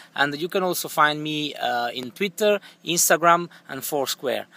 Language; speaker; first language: English; non-native, learner; Italian